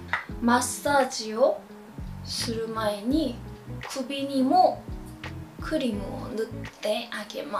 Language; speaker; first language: Japanese; non-native, fluent; Korean